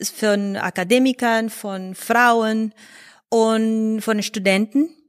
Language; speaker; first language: German; non-native, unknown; Spanish